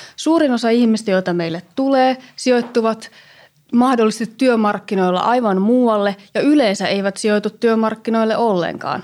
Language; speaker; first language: Finnish; native; Finnish